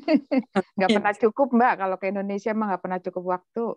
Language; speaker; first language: Indonesian; native; Indonesian